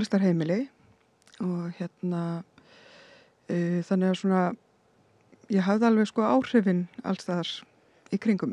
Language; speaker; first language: Icelandic; native; Icelandic